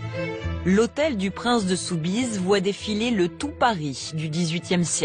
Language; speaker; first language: French; native; French